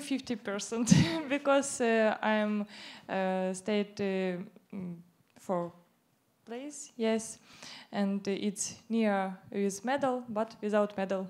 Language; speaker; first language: English; non-native, learner; Ukrainian